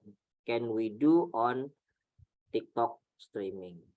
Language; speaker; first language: English; non-native, fluent; Indonesian